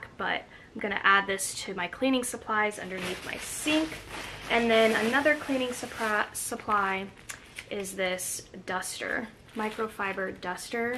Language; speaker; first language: English; native; English